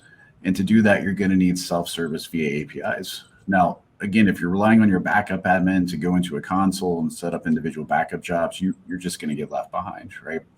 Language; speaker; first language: English; native; English